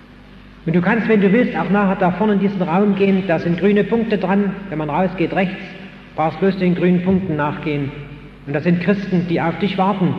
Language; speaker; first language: German; native; German